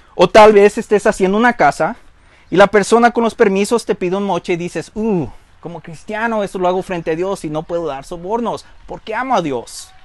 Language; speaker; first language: Spanish; early bilingual, heritage; Spanish